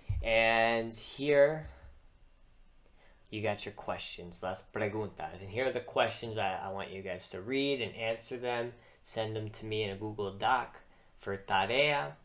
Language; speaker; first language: English; native; English